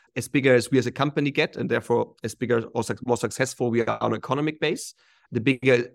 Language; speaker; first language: English; non-native, fluent; German